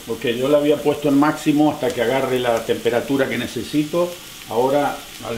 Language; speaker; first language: Spanish; native; Spanish